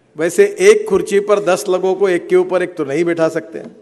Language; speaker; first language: Hindi; non-native, local second language; Marathi